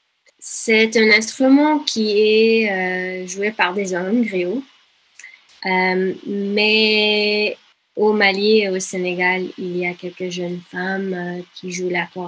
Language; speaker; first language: French; non-native, fluent; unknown